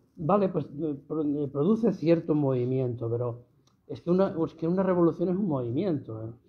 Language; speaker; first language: Spanish; native; Spanish